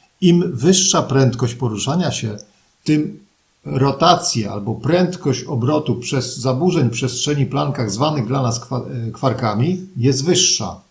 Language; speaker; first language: Polish; native; Polish